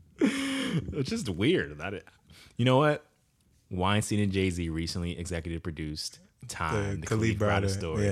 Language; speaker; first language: English; native; English